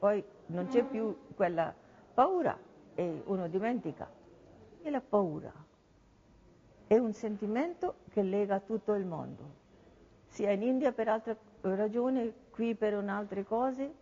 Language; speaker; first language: Italian; non-native, learner; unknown